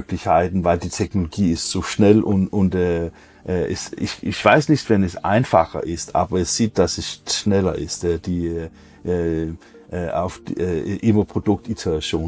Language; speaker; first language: German; non-native, learner; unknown